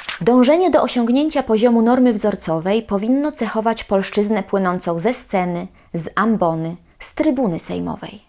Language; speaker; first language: Polish; native; Polish